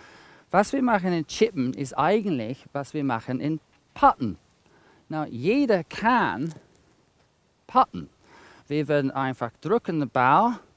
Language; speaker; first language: German; non-native, fluent; English